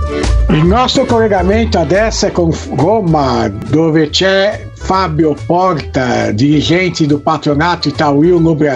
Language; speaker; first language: Italian; non-native, fluent; Portuguese